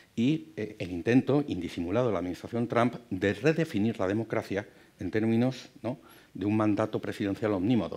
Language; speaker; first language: Spanish; native; Spanish